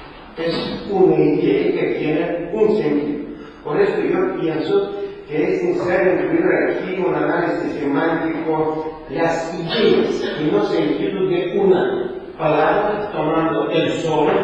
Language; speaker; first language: Spanish; non-native, learner; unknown